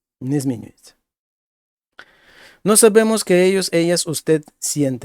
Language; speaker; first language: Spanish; non-native, fluent; Ukrainian